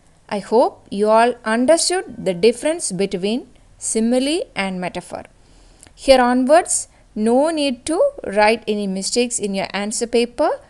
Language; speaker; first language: English; non-native, local second language; Malayalam